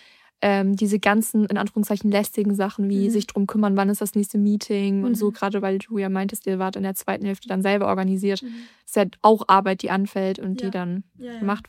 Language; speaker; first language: German; native; German